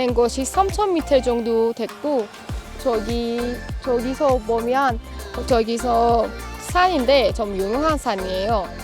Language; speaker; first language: Korean; non-native, learner; Persian